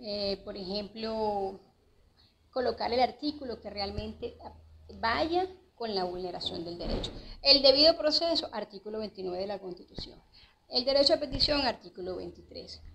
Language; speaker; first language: Spanish; native; Spanish